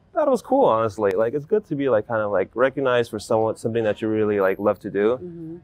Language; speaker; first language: English; native; English